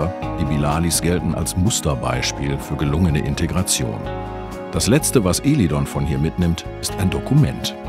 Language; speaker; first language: German; native; German